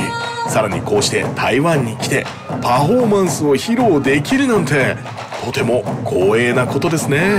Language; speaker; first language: Japanese; native; Japanese